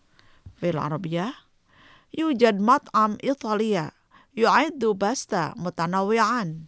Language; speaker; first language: Arabic; non-native, learner; Indonesian